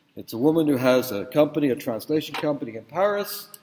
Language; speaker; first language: English; native; English